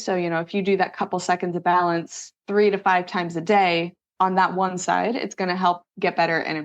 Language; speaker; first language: English; native; English